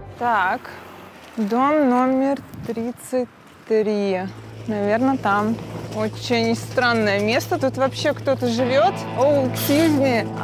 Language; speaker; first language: Russian; native; Russian